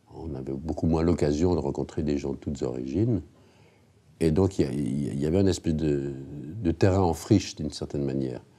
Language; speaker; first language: French; native; French